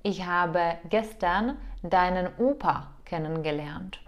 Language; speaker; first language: German; non-native, fluent; Czech